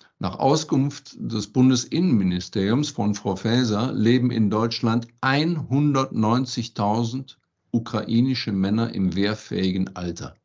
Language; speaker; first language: German; native; German